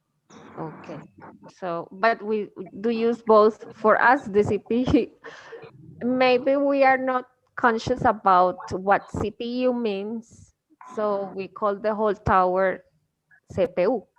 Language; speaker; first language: English; non-native, fluent; Spanish